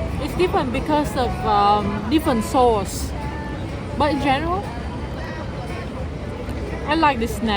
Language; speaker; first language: English; non-native, fluent; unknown